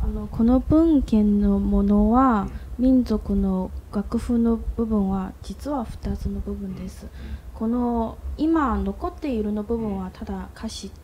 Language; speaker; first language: Japanese; non-native, learner; Chinese